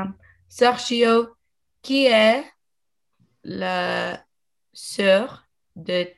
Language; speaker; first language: French; non-native, learner; English